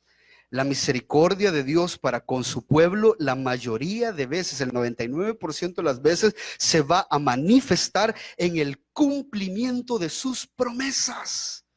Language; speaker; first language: Spanish; native; Spanish